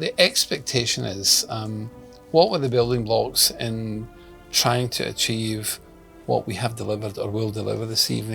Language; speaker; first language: English; native; English